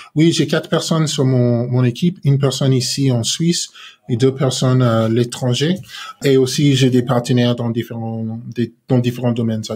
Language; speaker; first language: French; non-native, learner; English